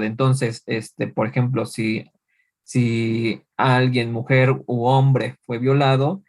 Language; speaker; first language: Spanish; native; Spanish